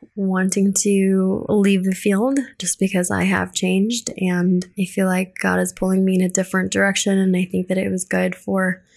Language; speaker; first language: English; early bilingual, other home language; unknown